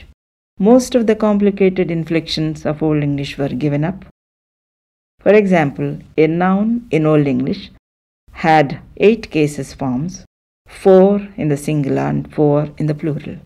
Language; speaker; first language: English; non-native, local second language; Telugu